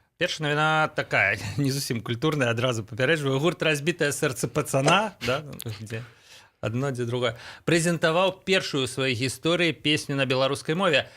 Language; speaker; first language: Belarusian; non-native, local second language; Russian